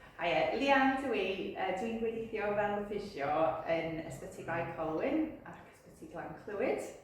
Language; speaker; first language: Welsh; non-native, learner; English